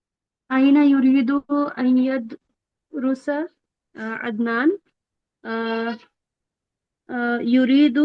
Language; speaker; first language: Arabic; non-native, learner; Urdu